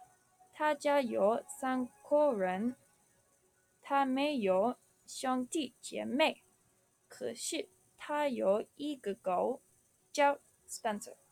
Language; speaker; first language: Chinese; non-native, learner; English